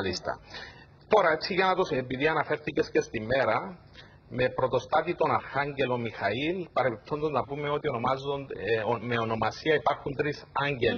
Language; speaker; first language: Greek; native; Greek